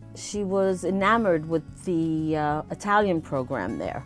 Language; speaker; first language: English; early bilingual, other home language; Italian